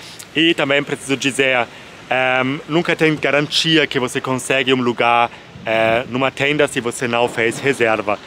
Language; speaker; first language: Portuguese; non-native, fluent; German